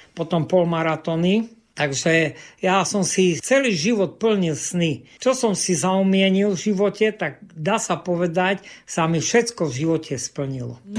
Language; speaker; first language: Slovak; non-native, local second language; Rusyn